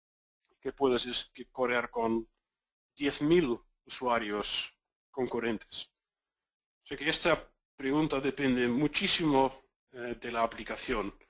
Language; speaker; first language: Spanish; non-native, fluent; Dutch